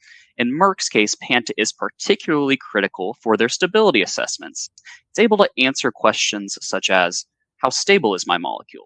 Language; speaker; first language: English; native; English